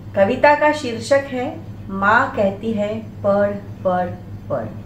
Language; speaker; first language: Hindi; non-native, local second language; Marathi